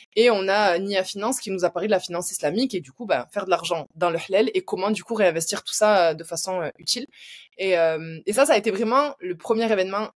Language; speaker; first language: French; native; French